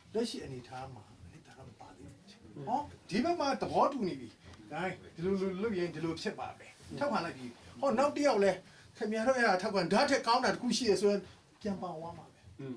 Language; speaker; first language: Burmese; non-native, local second language; Tedim Chin